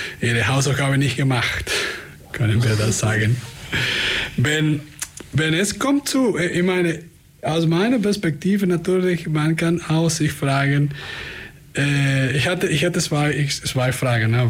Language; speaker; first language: German; non-native, fluent; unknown